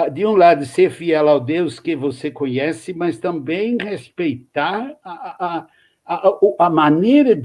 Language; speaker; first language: Portuguese; non-native, fluent; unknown